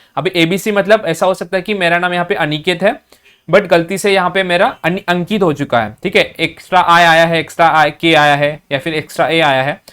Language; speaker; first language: Hindi; non-native, local second language; Marathi